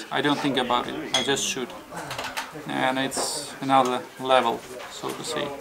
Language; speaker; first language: English; non-native, fluent; Russian